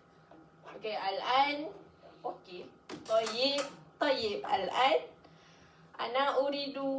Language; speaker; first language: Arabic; non-native, learner; Malay